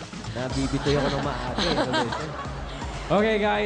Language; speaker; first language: Filipino; native; Filipino